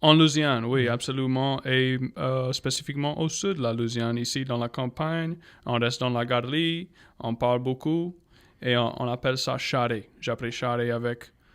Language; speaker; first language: French; non-native, local second language; English